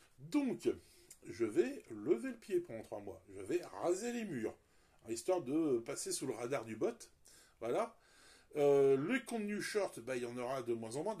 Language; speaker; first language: French; native; French